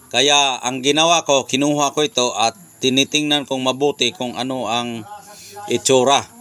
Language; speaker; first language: Filipino; non-native, local second language; Cebuano